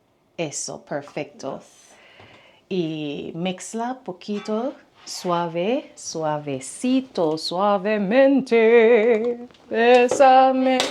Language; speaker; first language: Spanish; non-native, learner; English